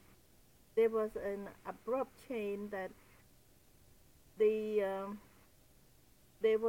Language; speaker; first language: English; non-native, fluent; Khmer